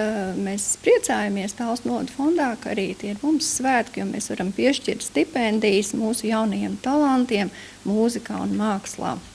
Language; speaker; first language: Latvian; native; Latvian